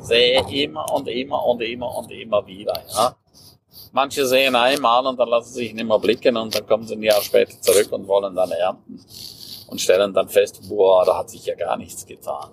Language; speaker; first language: German; non-native, local second language; Romansh